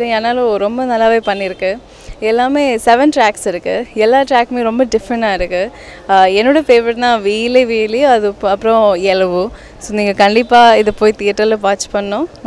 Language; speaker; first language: Tamil; non-native, learner; Malayalam